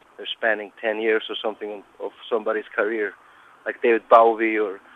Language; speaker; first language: English; non-native, fluent; Icelandic